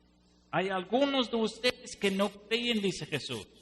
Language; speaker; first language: Spanish; non-native, fluent; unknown